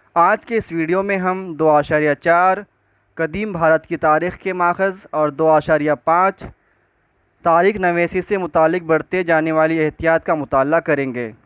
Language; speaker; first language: Urdu; native; Urdu